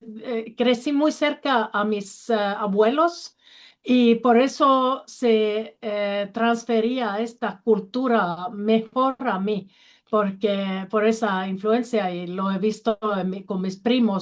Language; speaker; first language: Spanish; non-native, learner; Finnish